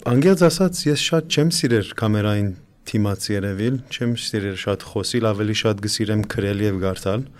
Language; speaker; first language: Armenian; early bilingual, heritage; Armenian